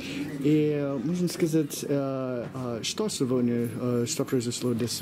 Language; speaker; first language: Russian; non-native, learner; English